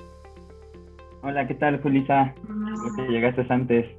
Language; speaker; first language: Spanish; native; Spanish